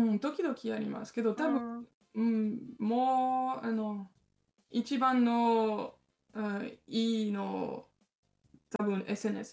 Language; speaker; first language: Japanese; non-native, learner; French